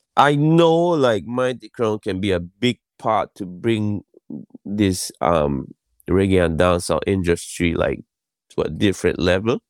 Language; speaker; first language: English; non-native, fluent; Japanese